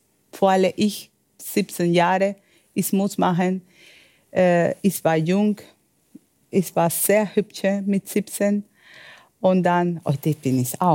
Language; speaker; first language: German; non-native, fluent; Spanish